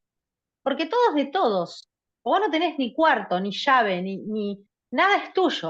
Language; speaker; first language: Spanish; native; Spanish